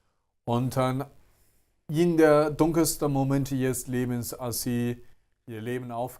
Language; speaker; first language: German; non-native, fluent; Chinese